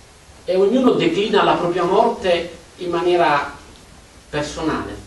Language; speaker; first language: Italian; native; Italian